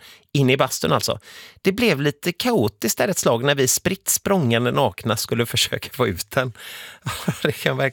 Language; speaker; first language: Swedish; native; Swedish